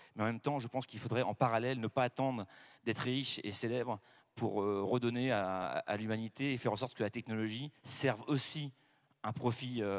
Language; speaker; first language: French; native; French